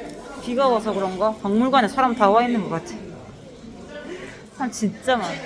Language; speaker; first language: Korean; native; Korean